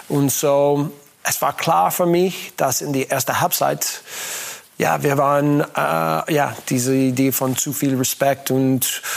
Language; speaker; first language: German; non-native, fluent; English